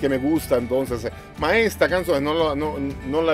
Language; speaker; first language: Spanish; non-native, learner; Italian